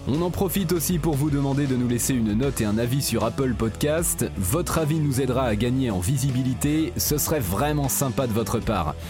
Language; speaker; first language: French; native; French